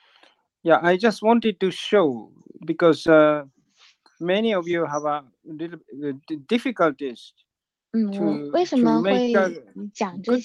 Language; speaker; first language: English; non-native, learner; Japanese